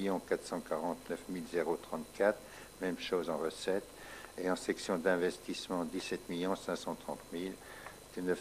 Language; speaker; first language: French; native; French